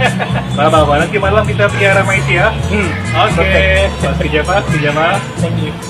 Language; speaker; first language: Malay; non-native, learner; English